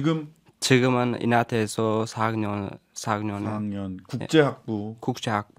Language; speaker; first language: Korean; non-native, learner; Uzbek